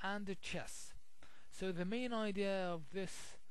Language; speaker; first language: English; non-native, fluent; Arabic